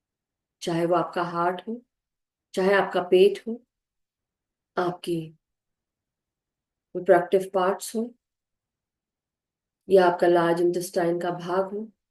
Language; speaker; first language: Hindi; native; Hindi